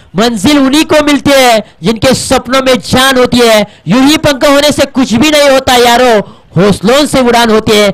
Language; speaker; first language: Hindi; non-native, local second language; Marathi